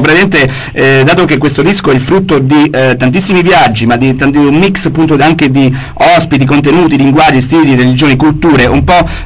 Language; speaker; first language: Italian; native; Italian